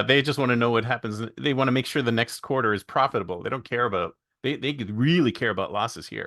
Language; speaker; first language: English; native; English